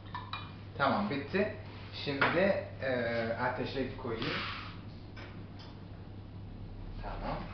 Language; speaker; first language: Turkish; non-native, learner; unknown